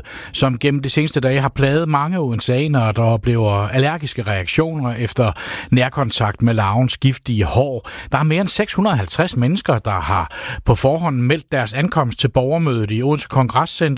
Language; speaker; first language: Danish; native; Danish